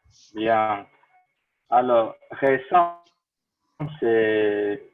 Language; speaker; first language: French; non-native, fluent; Spanish